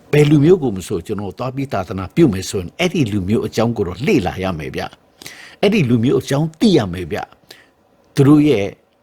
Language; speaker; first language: Burmese; non-native, local second language; Shan